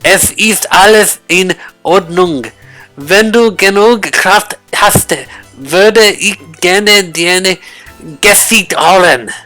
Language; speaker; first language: German; non-native, learner; English